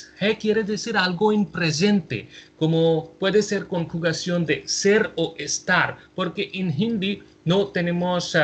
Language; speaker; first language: Spanish; non-native, fluent; Hindi